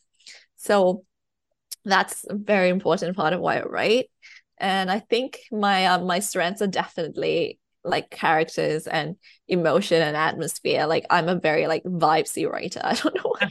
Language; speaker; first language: English; non-native, fluent; Thai